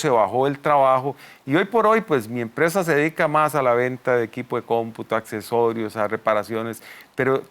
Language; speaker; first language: Spanish; native; Spanish